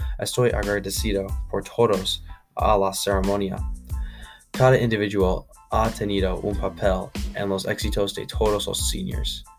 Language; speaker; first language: Spanish; non-native, learner; English